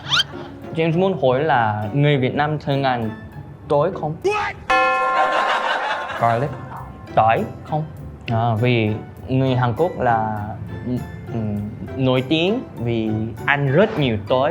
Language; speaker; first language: Vietnamese; non-native, learner; Korean